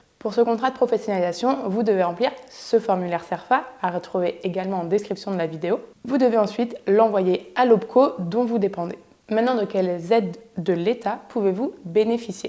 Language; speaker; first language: French; native; French